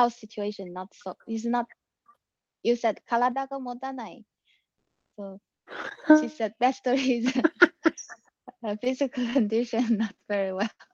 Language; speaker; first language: English; non-native, learner; Chinese